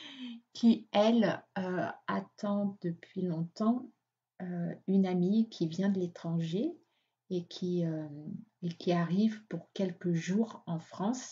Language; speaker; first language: French; native; French